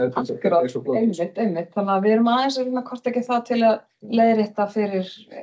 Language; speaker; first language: Icelandic; native; Icelandic